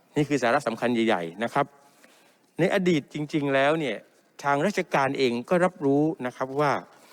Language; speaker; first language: Thai; non-native, local second language; Pattani Malay